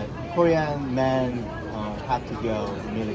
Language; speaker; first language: English; non-native, learner; Korean